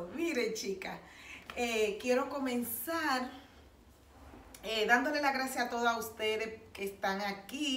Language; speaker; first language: Spanish; native; Spanish